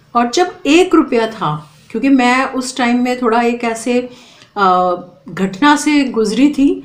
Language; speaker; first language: Hindi; native; Hindi